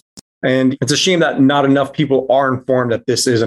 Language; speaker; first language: English; native; English